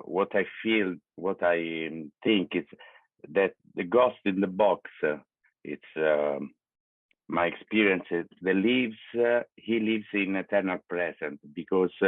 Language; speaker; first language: English; non-native, learner; Italian